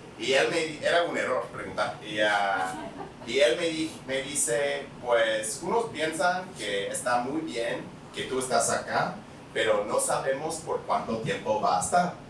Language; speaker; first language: Spanish; non-native, fluent; English